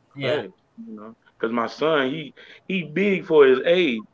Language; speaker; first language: English; native; English